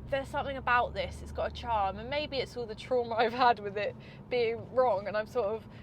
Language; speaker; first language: English; native; English